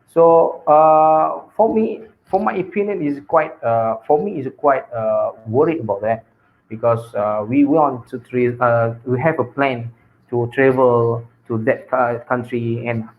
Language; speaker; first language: English; non-native, local second language; Malay